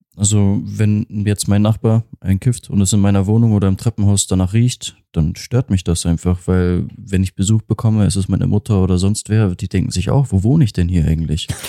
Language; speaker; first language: German; native; German